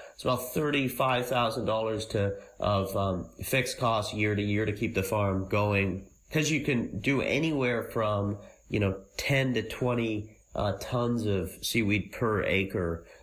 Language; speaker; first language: English; native; English